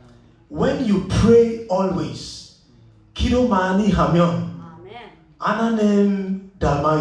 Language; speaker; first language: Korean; non-native, learner; English